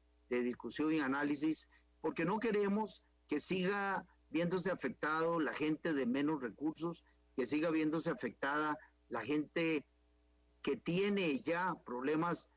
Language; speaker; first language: Spanish; native; Spanish